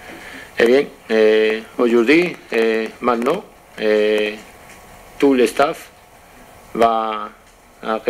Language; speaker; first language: French; non-native, learner; Spanish